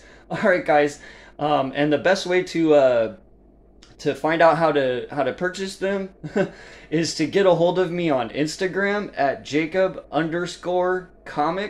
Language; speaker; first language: English; native; English